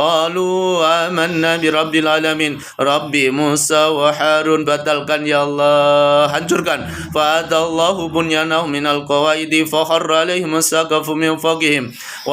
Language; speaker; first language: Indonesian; native; Indonesian